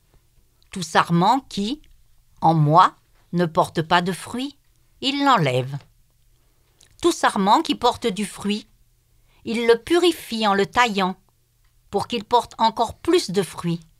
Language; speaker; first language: French; native; French